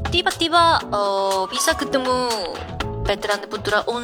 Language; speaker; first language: Indonesian; non-native, learner; Korean